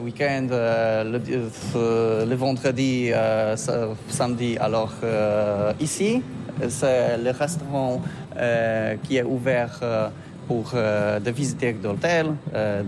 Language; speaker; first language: French; non-native, learner; Polish